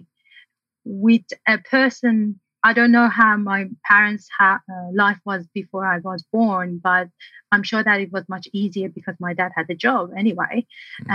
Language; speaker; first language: English; non-native, fluent; Persian